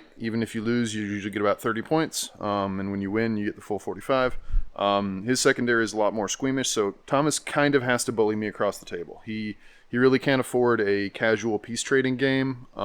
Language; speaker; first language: English; native; English